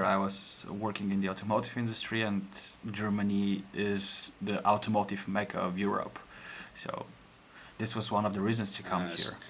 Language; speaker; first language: English; non-native, fluent; Bulgarian